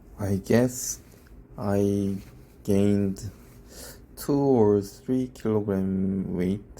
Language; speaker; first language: English; non-native, learner; Korean